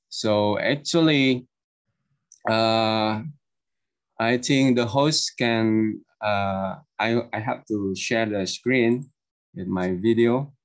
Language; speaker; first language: English; non-native, learner; Indonesian